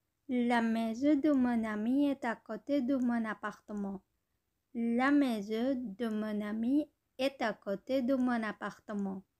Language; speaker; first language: French; non-native, learner; Bangla